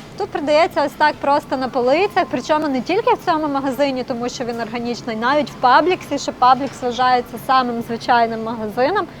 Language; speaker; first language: Ukrainian; non-native, local second language; Russian